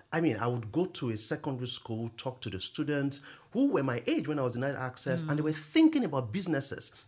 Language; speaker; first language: English; non-native, local second language; Yoruba